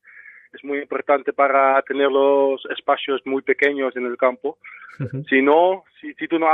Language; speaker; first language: Spanish; non-native, fluent; Dutch